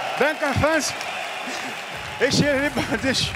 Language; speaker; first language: German; non-native, learner; Portuguese